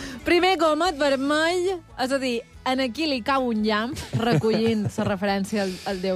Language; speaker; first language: Catalan; native; Catalan